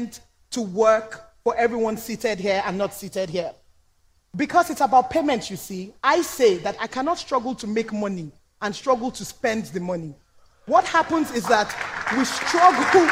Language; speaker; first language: English; non-native, local second language; Yoruba